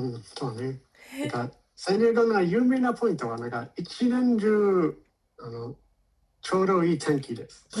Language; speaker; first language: Japanese; non-native, learner; English